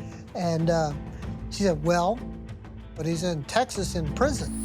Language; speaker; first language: English; native; English